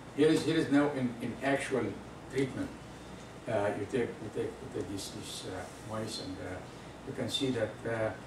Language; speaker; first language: English; non-native, fluent; Arabic